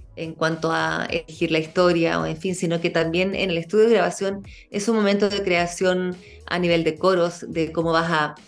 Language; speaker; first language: Spanish; native; Spanish